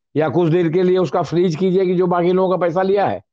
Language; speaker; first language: Hindi; native; Hindi